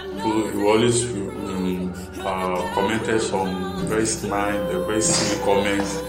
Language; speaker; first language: English; non-native, local second language; Yoruba